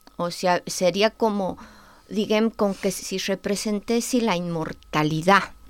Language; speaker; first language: Catalan; non-native, fluent; Spanish